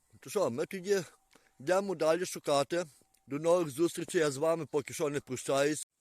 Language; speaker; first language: Ukrainian; native; Ukrainian